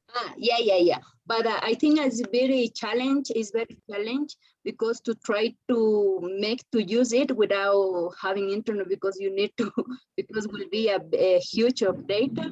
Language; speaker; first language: English; non-native, learner; Spanish